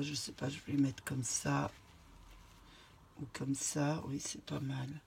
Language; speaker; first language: French; native; French